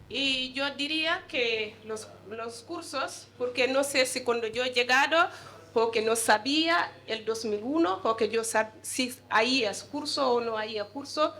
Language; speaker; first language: Spanish; non-native, learner; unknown